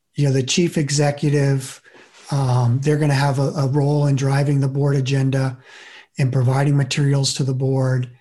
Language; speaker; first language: English; native; English